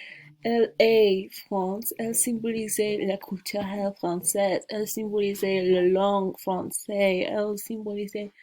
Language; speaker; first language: French; non-native, learner; English